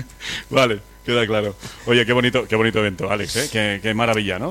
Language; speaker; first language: Spanish; native; Spanish